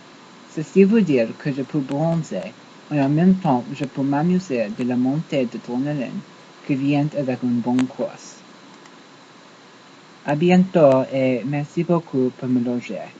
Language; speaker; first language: French; non-native, learner; English